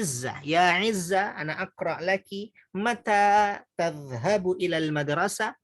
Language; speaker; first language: Arabic; non-native, fluent; Indonesian